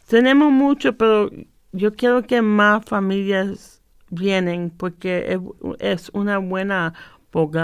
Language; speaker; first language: Spanish; early bilingual, heritage; Spanish